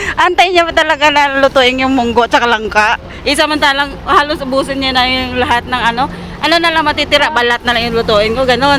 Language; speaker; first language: Filipino; native; Filipino